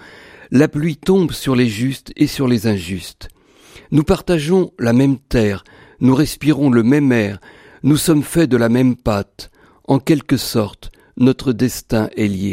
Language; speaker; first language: French; native; French